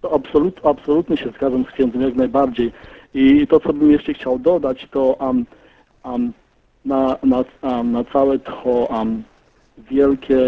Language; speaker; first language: Polish; early bilingual, heritage; Polish